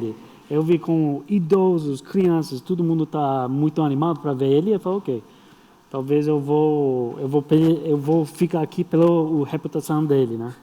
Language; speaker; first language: Portuguese; non-native, fluent; English